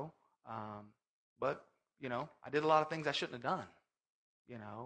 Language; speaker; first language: English; native; English